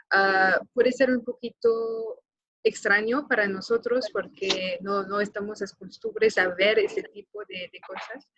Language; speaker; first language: Spanish; non-native, fluent; French